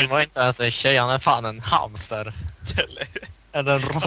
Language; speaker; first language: Swedish; native; Swedish